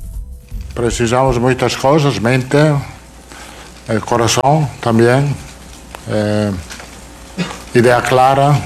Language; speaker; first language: Portuguese; non-native, learner; Italian